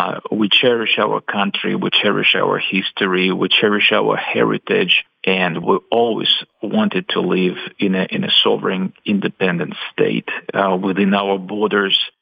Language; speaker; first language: English; non-native, fluent; Russian